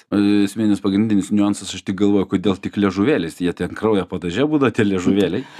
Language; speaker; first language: Lithuanian; native; Lithuanian